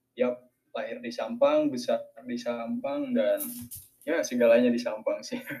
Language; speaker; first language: Indonesian; non-native, local second language; Madurese